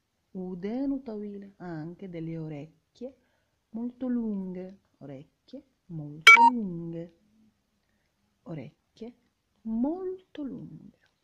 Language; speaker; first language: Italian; non-native, fluent; Arabic